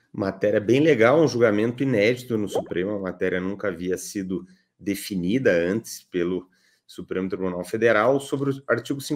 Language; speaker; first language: Portuguese; native; Portuguese